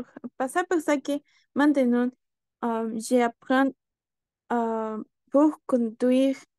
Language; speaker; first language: French; non-native, learner; Spanish